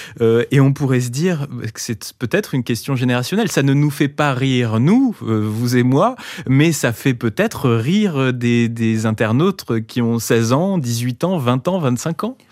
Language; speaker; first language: French; native; French